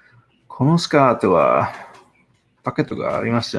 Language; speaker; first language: Japanese; non-native, learner; English